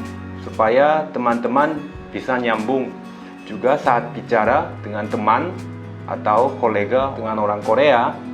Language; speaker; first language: Indonesian; non-native, fluent; Korean